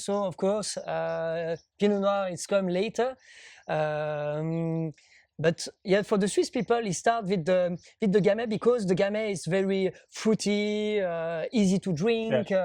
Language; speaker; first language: English; non-native, learner; French